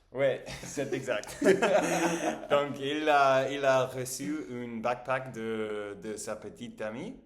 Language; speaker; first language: French; non-native, learner; English